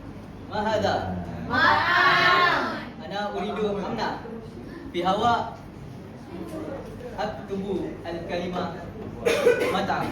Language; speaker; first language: Arabic; non-native, learner; Malay